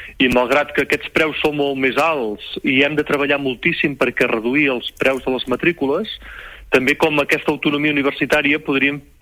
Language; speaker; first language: Catalan; native; Catalan